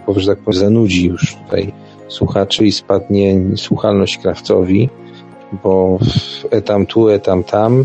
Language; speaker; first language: Polish; native; Polish